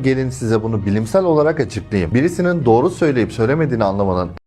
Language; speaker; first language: Turkish; native; Turkish